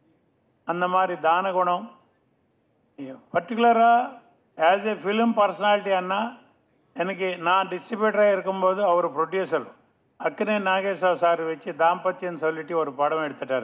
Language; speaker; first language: Tamil; non-native, local second language; Telugu